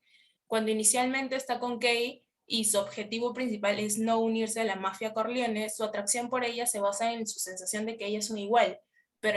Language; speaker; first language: Spanish; native; Spanish